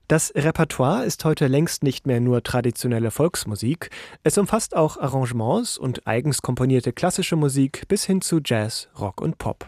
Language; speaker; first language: German; native; German